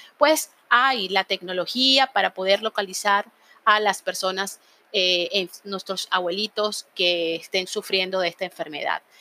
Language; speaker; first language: Spanish; native; Spanish